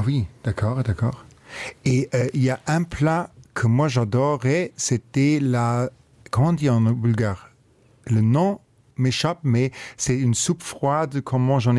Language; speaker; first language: French; non-native, local second language; Luxembourgish